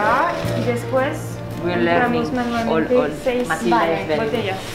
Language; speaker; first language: Spanish; non-native, fluent; French